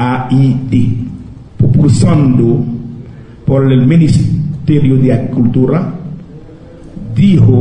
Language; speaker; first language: Spanish; non-native, local second language; Haitian Creole